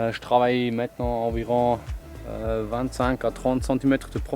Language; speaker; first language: French; non-native, fluent; German